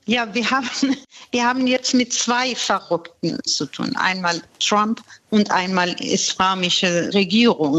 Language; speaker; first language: German; non-native, fluent; Persian